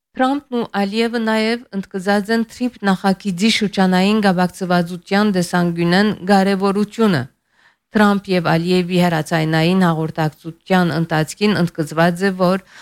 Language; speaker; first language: Armenian; early bilingual, heritage; Armenian